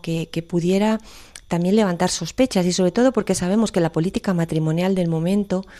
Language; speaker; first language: Spanish; native; Spanish